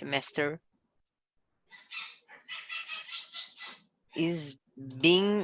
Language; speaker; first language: English; non-native, learner; Portuguese